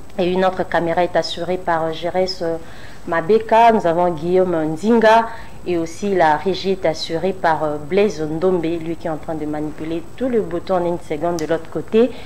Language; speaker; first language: French; non-native, local second language; Lingala